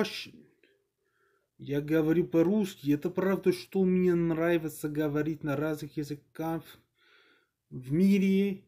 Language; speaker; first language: Russian; non-native, learner; English